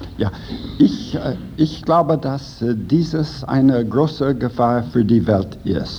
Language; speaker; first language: German; non-native, fluent; English